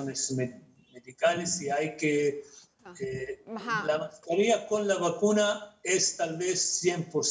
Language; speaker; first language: Spanish; non-native, fluent; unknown